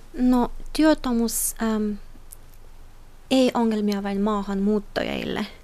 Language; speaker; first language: Finnish; non-native, learner; Ukrainian